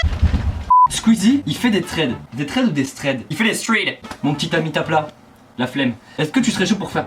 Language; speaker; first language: French; native; French